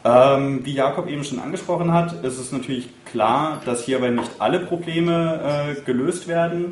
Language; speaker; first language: German; native; German